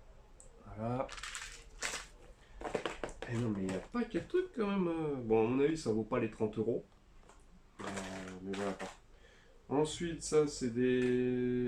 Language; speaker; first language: French; native; French